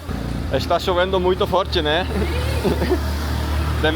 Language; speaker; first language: Portuguese; non-native, learner; Polish